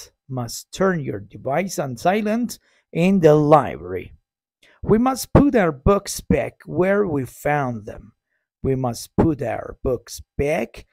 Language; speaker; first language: English; non-native, fluent; Persian